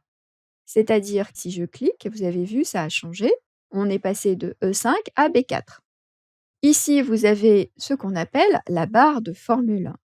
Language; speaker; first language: French; native; French